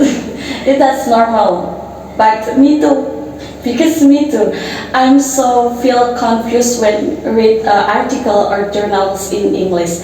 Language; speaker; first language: English; non-native, learner; Indonesian